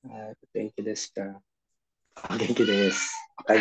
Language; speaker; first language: Japanese; non-native, learner; Indonesian